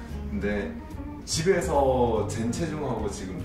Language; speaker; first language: Korean; native; Korean